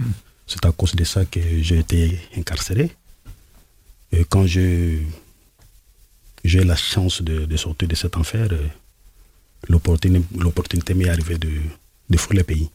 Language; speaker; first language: French; non-native, local second language; Lingala